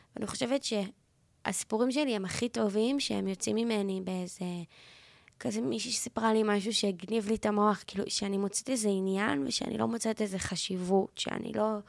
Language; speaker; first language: Hebrew; native; Hebrew